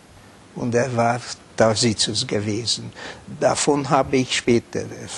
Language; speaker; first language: German; non-native, fluent; Hungarian